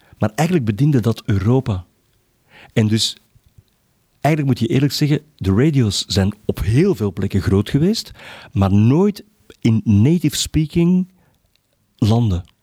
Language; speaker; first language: Dutch; native; Dutch